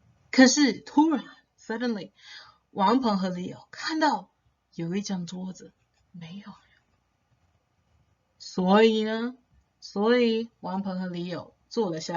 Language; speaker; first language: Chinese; non-native, fluent; English